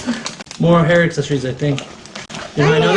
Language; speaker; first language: English; native; English